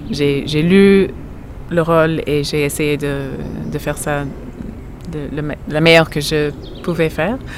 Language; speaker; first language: French; non-native, fluent; English